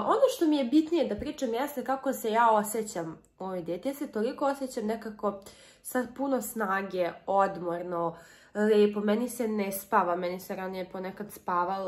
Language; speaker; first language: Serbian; early bilingual, heritage; Serbian